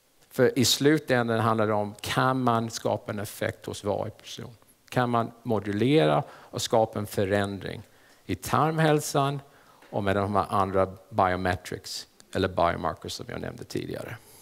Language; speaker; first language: Swedish; non-native, fluent; English